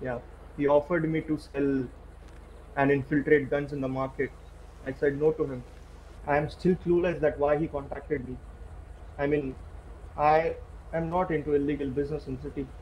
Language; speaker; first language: English; non-native, local second language; Hindi